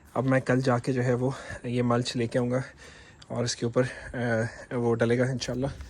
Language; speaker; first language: Urdu; native; Urdu